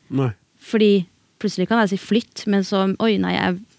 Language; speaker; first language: Norwegian; native; Norwegian